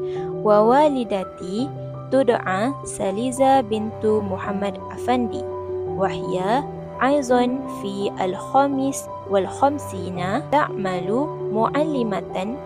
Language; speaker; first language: Arabic; non-native, learner; Malay